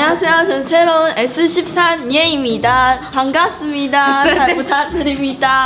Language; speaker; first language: Korean; non-native, learner; Chinese